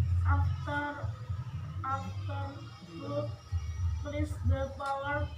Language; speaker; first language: English; non-native, learner; Indonesian